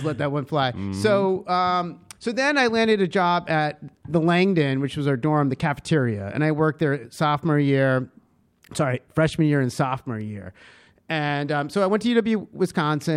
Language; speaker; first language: English; native; English